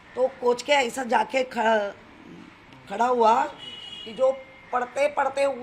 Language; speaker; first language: Hindi; non-native, local second language; Marathi